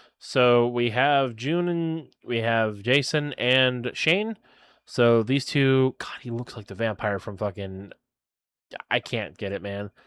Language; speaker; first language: English; native; English